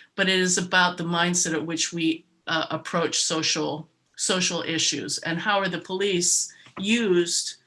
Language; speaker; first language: English; native; English